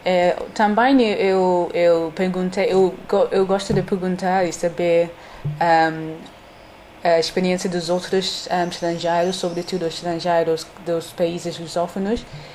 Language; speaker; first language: Portuguese; non-native, learner; English